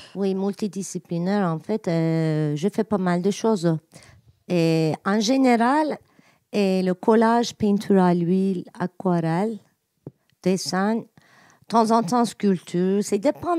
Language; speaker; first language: French; non-native, learner; Turkish